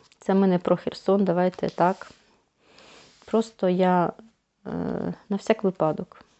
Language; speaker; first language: Ukrainian; non-native, local second language; Russian